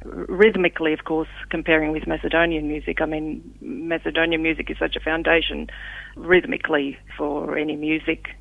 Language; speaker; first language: English; early bilingual, other home language; Macedonian